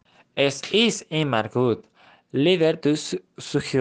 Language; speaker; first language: German; non-native, learner; Spanish